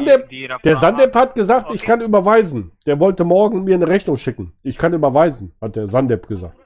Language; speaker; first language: German; native; German